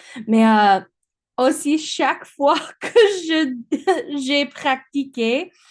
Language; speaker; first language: French; non-native, learner; English